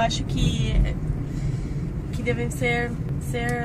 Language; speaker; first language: Portuguese; non-native, fluent; English